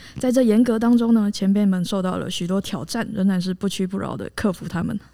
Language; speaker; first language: Chinese; native; Chinese